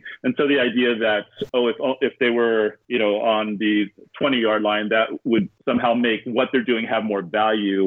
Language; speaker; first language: English; native; English